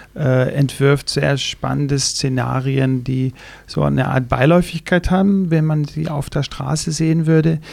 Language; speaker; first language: German; native; German